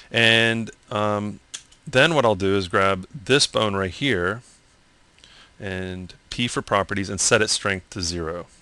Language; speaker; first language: English; native; English